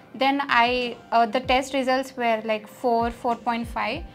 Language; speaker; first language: English; non-native, local second language; Telugu